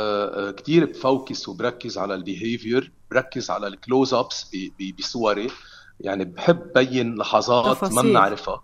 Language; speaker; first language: Arabic; native; Arabic